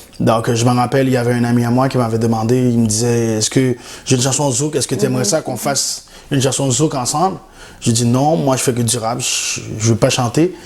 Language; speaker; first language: French; non-native, local second language; Haitian Creole